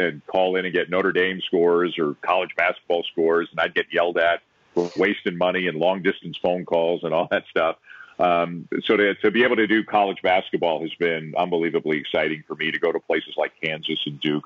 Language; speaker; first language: English; native; English